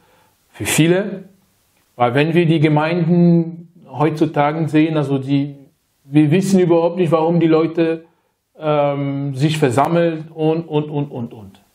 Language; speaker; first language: German; non-native, learner; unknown